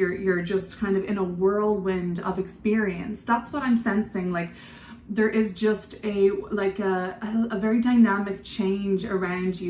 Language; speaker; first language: English; native; English